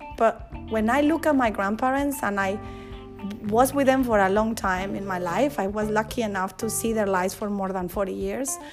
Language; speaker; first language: English; non-native, fluent; Spanish